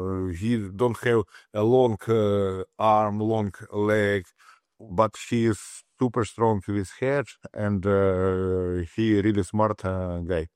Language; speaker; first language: English; non-native, learner; Russian